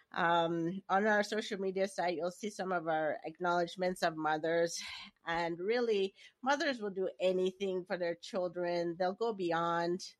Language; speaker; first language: English; native; English